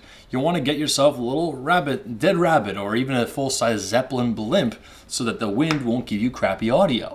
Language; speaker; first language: English; native; English